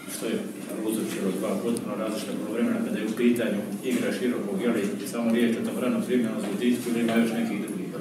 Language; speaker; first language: Croatian; native; Croatian